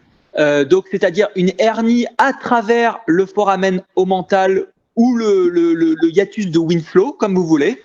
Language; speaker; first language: French; native; French